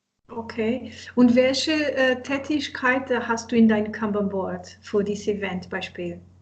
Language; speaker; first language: German; non-native, learner; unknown